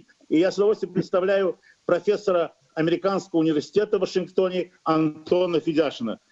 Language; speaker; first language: Russian; native; Russian